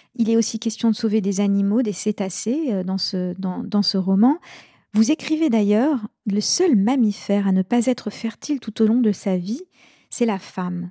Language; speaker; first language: French; native; French